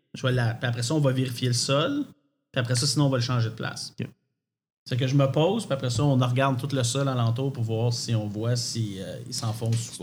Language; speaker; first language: French; native; French